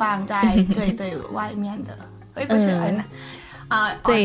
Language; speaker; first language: Chinese; non-native, learner; Thai